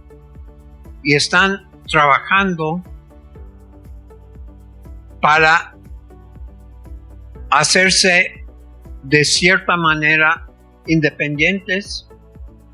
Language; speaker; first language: Spanish; non-native, fluent; English